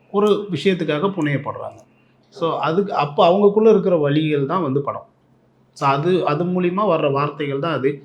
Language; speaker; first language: Tamil; native; Tamil